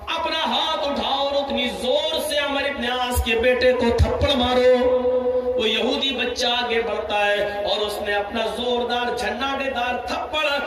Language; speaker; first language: Hindi; native; Hindi